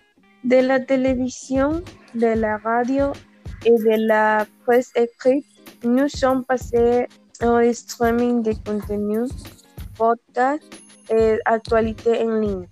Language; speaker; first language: French; non-native, learner; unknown